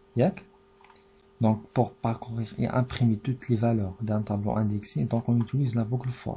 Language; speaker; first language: French; non-native, local second language; Arabic